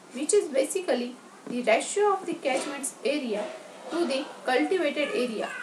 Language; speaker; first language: English; non-native, local second language; Marathi